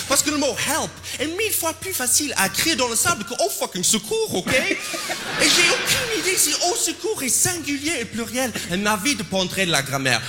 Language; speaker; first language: French; non-native, fluent; English